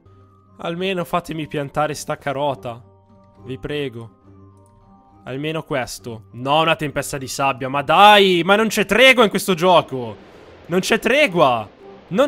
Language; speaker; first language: Italian; native; Italian